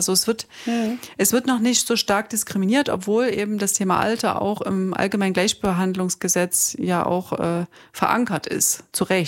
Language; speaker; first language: German; native; German